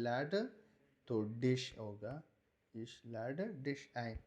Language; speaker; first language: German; non-native, fluent; Urdu